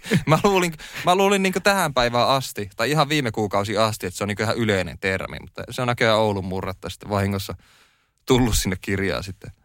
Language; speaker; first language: Finnish; native; Finnish